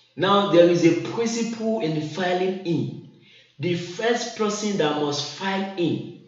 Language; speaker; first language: English; non-native, local second language; Yoruba